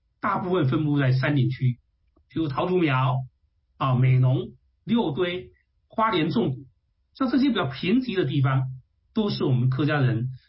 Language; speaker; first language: Chinese; non-native, local second language; Hakka Chinese